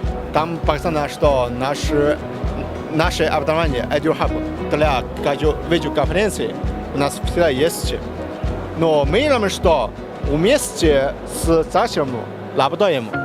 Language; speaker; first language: Russian; non-native, learner; Chinese